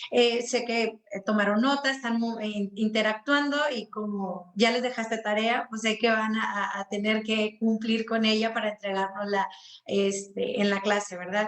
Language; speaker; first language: Spanish; native; Spanish